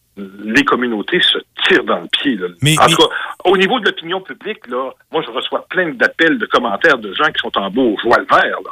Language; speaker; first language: French; native; French